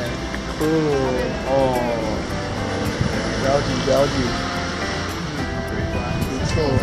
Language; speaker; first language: Chinese; non-native, learner; English